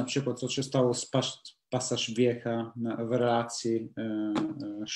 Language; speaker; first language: Polish; non-native, learner; Italian